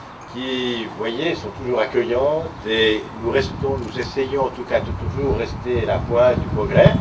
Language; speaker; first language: French; native; French